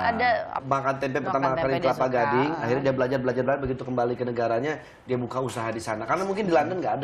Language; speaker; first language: Indonesian; native; Indonesian